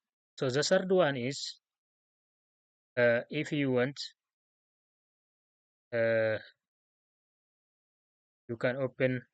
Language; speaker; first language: English; non-native, local second language; Oromo